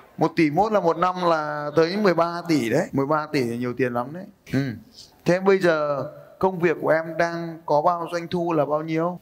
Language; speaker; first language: Vietnamese; native; Vietnamese